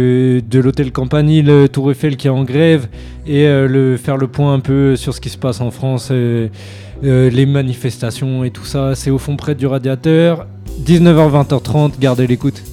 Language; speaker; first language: French; native; French